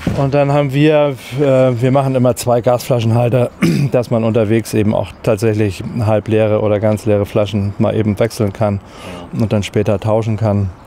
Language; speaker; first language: German; native; German